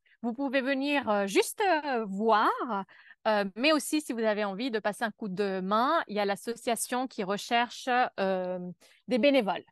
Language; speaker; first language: French; native; French